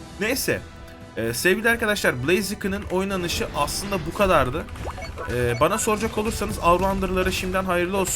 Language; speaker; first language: Turkish; native; Turkish